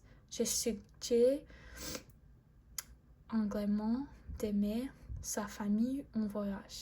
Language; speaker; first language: French; non-native, learner; English